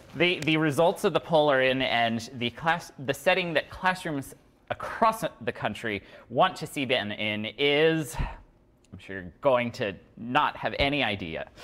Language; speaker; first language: English; native; English